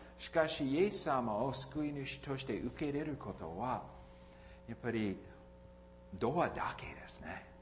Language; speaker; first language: Japanese; non-native, fluent; English